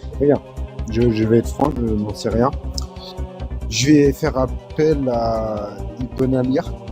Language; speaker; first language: French; native; French